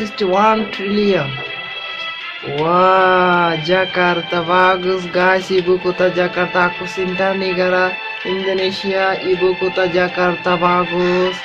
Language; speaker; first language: Indonesian; non-native, learner; Bangla